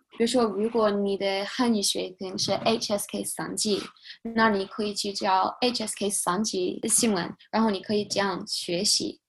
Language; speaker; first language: Chinese; non-native, fluent; English